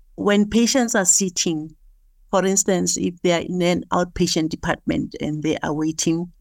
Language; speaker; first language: English; non-native, local second language; Southern Sotho